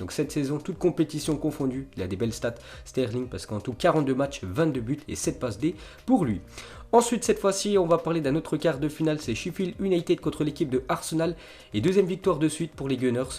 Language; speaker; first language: French; native; French